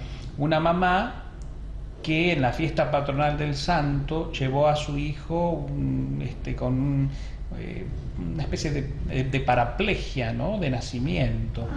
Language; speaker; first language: Spanish; native; Spanish